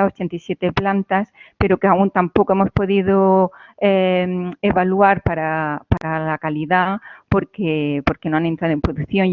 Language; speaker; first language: Spanish; native; Spanish